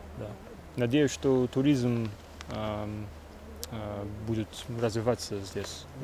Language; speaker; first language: Russian; non-native, learner; English